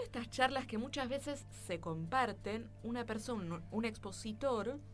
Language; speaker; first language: Spanish; native; Spanish